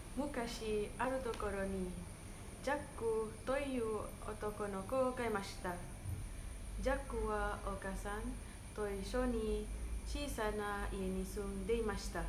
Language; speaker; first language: Japanese; non-native, learner; Indonesian